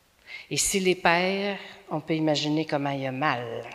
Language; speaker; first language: French; native; French